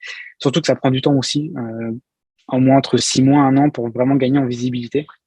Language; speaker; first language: French; native; French